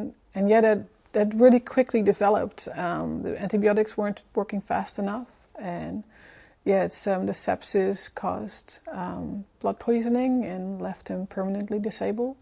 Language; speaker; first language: English; non-native, fluent; Dutch